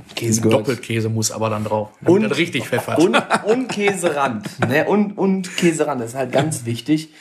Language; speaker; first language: German; native; German